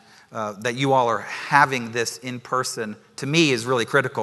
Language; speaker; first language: English; native; English